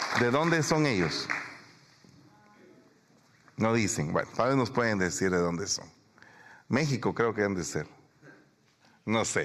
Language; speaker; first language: Spanish; native; Spanish